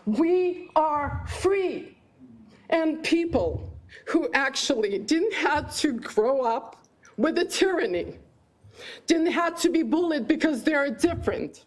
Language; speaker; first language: English; non-native, fluent; Ukrainian